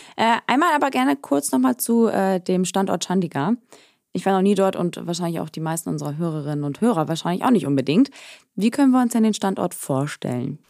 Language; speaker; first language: German; native; German